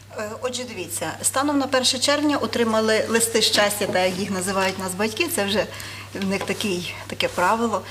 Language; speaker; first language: Ukrainian; native; Ukrainian